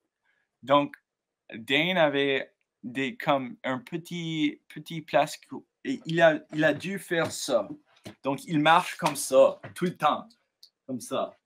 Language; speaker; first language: French; non-native, learner; English